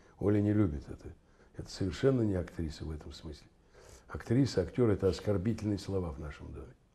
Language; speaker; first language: Russian; native; Russian